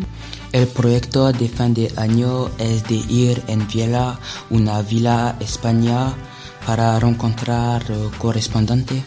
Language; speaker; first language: Spanish; non-native, learner; French